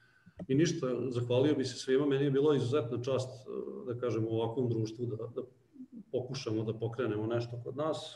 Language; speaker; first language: Serbian; native; Serbian